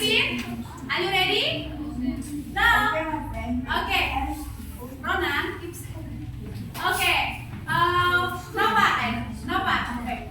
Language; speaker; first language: English; non-native, learner; Indonesian